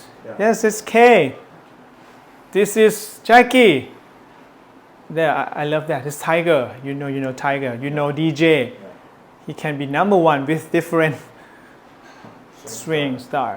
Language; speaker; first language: English; non-native, learner; Thai